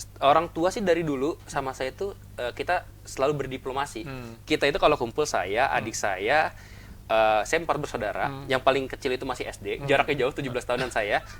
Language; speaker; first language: Indonesian; native; Indonesian